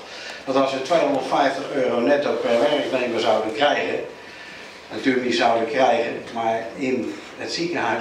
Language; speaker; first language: Dutch; native; Dutch